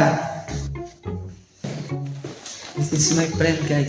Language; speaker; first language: English; non-native, local second language; Filipino